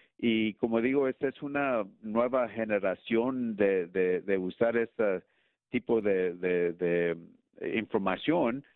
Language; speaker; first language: Spanish; early bilingual, heritage; Spanish